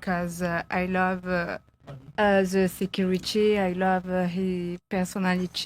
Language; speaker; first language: English; non-native, learner; French